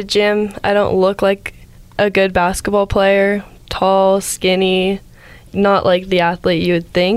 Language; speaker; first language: English; native; English